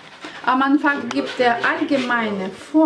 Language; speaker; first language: German; non-native, fluent; Russian